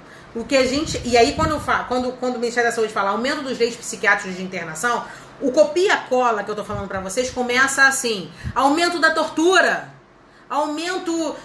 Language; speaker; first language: Portuguese; native; Portuguese